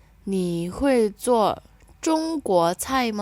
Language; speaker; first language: Chinese; non-native, learner; Indonesian